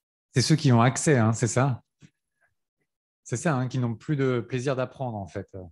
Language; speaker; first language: French; native; French